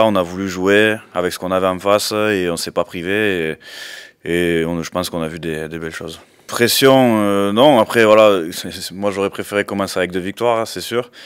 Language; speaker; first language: French; native; French